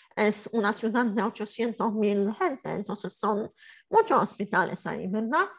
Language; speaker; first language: Spanish; non-native, fluent; Polish